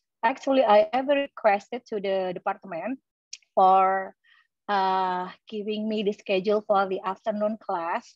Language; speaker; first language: English; non-native, fluent; Indonesian